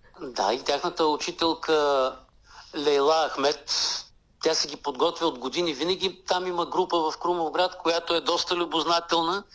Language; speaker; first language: Bulgarian; native; Bulgarian